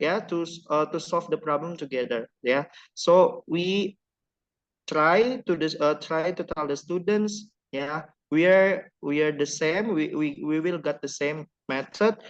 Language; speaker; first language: English; non-native, learner; Indonesian